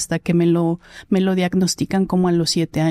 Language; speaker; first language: Spanish; native; Spanish